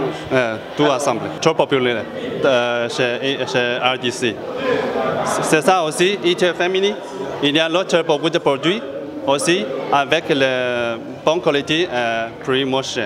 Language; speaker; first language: French; non-native, learner; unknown